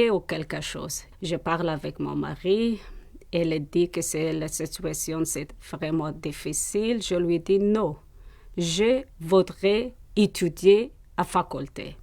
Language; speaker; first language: French; non-native, learner; Persian